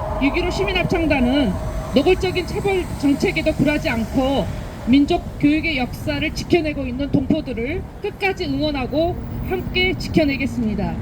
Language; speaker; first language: Korean; native; Korean